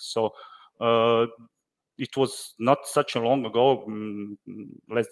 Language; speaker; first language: English; non-native, learner; Croatian